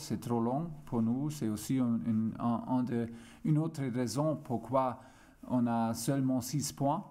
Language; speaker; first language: French; non-native, fluent; German